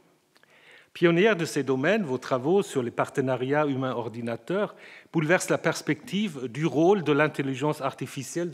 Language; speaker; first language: French; native; French